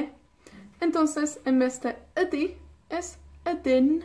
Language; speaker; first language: Spanish; non-native, fluent; Welsh